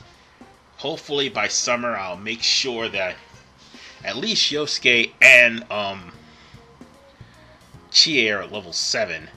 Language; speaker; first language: English; native; English